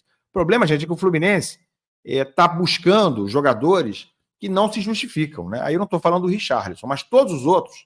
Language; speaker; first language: Portuguese; native; Portuguese